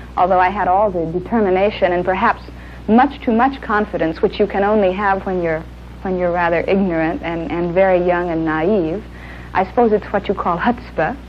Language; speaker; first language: English; native; English